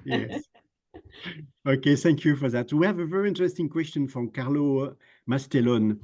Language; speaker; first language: English; non-native, fluent; French